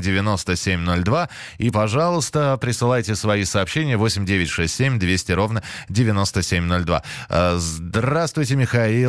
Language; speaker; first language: Russian; native; Russian